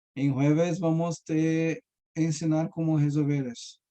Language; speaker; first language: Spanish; non-native, learner; Portuguese